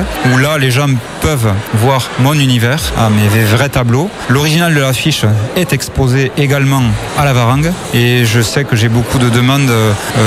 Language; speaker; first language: French; native; French